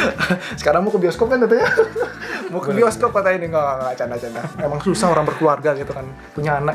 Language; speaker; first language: Indonesian; native; Indonesian